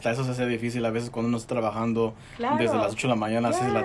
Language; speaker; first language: Spanish; early bilingual, heritage; Spanish